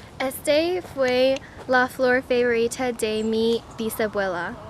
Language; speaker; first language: Spanish; non-native, learner; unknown